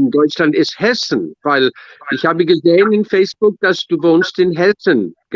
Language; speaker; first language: German; non-native, learner; English